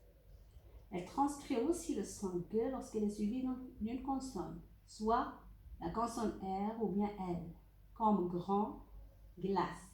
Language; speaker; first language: French; non-native, local second language; Arabic